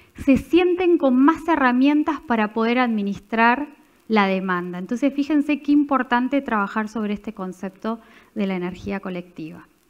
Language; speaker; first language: Spanish; native; Spanish